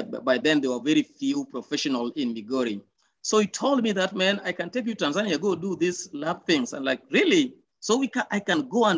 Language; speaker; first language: English; non-native, local second language; Luo (Kenya and Tanzania)